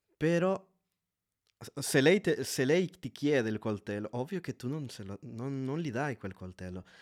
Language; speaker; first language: Italian; non-native, fluent; Spanish